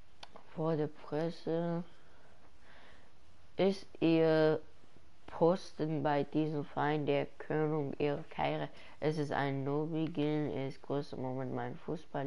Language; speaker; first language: German; early bilingual, other home language; Persian